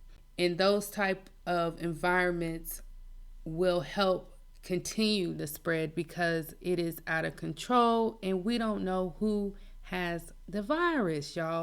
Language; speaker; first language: English; native; English